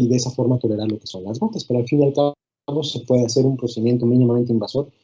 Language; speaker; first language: Spanish; native; Spanish